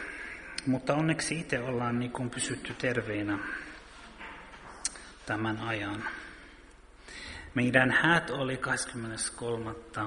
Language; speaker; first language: Finnish; early bilingual, heritage; Finnish